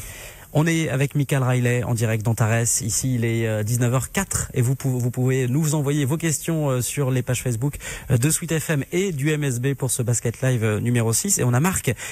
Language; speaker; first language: French; native; French